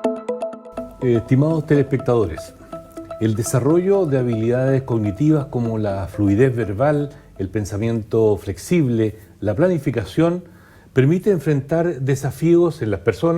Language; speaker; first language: Spanish; native; Spanish